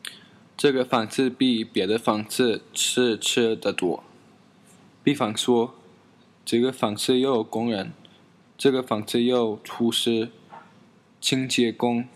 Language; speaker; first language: Chinese; non-native, learner; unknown